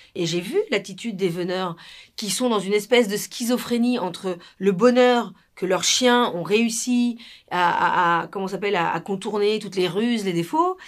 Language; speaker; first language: French; non-native, fluent; Spanish